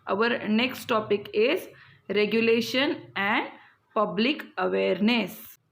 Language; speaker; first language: English; non-native, local second language; Marathi